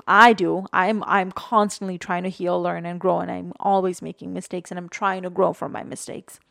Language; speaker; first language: English; non-native, local second language; Bangla